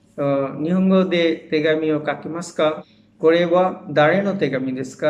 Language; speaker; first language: Japanese; non-native, fluent; Bangla